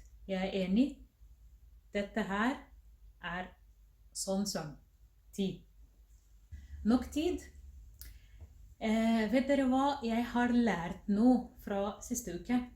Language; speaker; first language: Norwegian; non-native, fluent; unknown